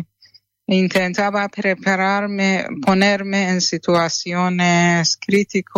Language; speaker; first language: Spanish; non-native, fluent; Persian